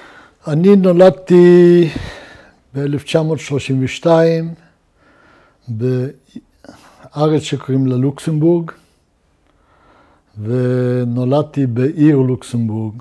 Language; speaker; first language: Hebrew; non-native, fluent; Luxembourgish